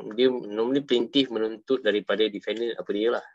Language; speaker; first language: Malay; native; Malay